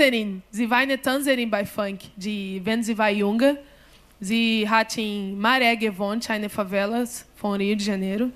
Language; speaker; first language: German; non-native, learner; Portuguese